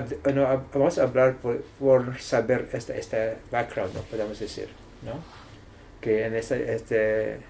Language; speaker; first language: Spanish; non-native, learner; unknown